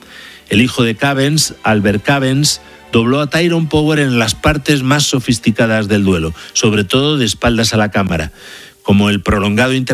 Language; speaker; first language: Spanish; native; Spanish